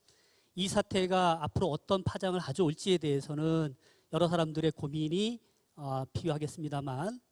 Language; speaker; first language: Korean; native; Korean